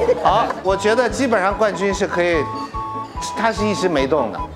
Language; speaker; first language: Chinese; native; Chinese